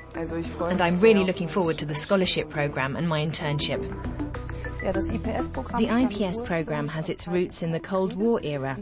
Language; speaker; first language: English; non-native, fluent; Turkish